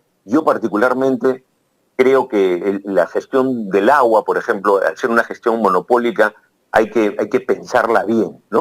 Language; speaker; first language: Spanish; native; Spanish